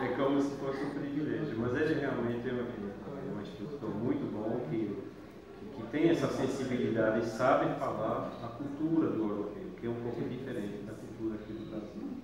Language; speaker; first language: Portuguese; non-native, fluent; French